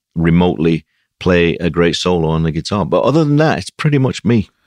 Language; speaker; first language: English; native; English